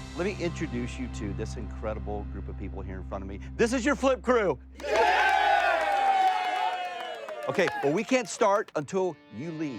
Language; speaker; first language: English; native; English